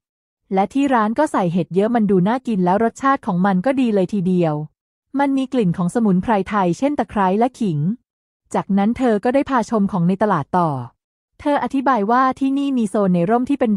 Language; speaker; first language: Thai; native; Thai